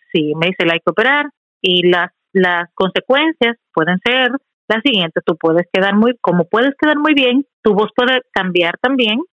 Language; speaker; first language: Spanish; native; Spanish